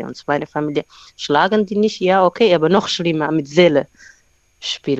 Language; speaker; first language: German; non-native, learner; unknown